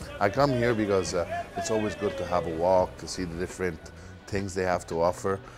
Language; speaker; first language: English; non-native, fluent; Italian